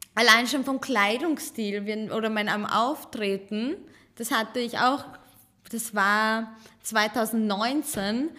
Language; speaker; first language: German; early bilingual, other home language; Serbian